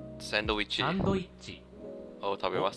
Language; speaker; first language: Japanese; non-native, learner; English